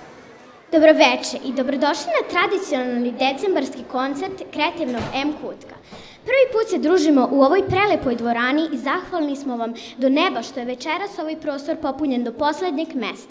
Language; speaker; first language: Serbian; native; Serbian